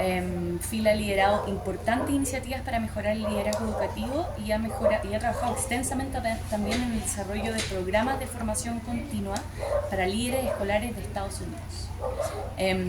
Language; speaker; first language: Spanish; native; Spanish